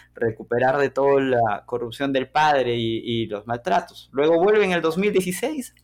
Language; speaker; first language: Spanish; native; Spanish